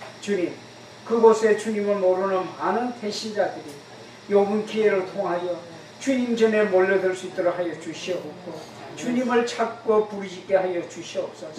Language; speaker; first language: Korean; native; Korean